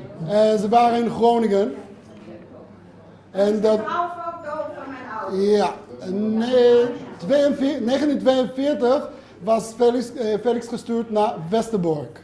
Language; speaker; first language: Dutch; non-native, learner; Hebrew